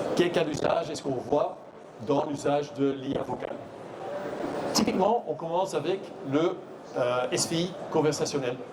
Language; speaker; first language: French; non-native, local second language; Dutch